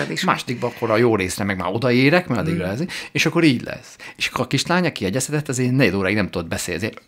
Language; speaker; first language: Hungarian; native; Hungarian